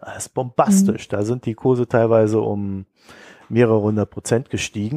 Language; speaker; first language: German; native; German